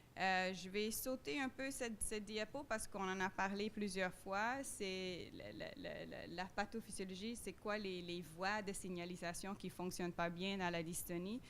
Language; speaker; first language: French; non-native, fluent; Dutch